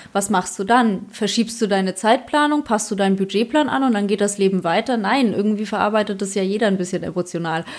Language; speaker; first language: German; early bilingual, other home language; Polish